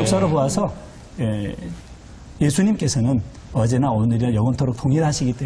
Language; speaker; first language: Korean; native; Korean